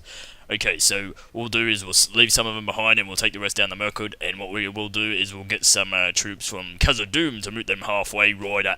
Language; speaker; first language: English; native; English